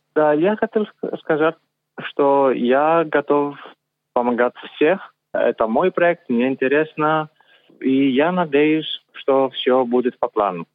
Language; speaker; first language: Russian; non-native, learner; Greek